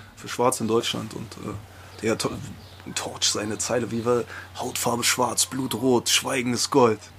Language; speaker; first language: German; early bilingual, other home language; Spanish